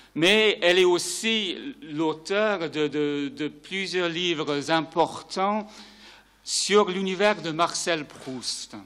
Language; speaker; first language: French; native; French